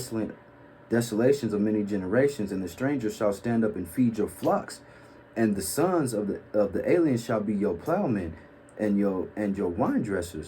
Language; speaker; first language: English; native; English